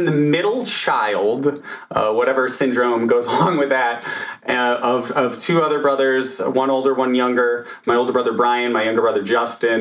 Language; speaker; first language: English; native; English